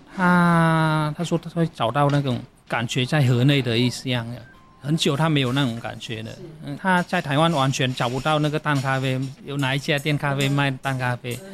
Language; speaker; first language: Chinese; non-native, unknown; Vietnamese